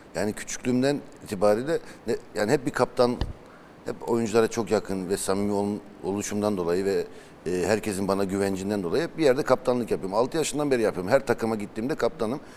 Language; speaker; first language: Turkish; early bilingual, heritage; Turkish